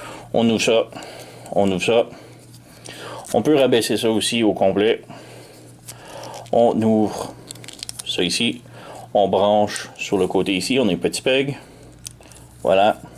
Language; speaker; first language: French; native; French